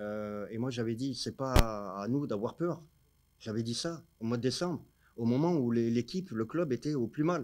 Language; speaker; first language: French; native; French